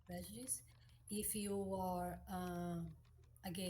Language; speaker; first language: English; non-native, learner; Portuguese